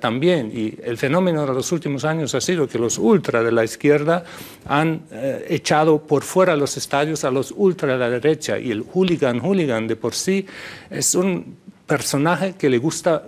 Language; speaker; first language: Spanish; non-native, fluent; German